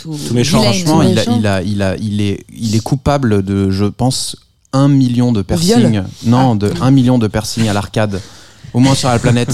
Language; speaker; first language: French; native; French